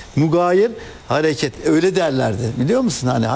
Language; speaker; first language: Turkish; native; Turkish